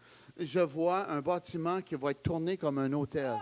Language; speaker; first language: French; native; French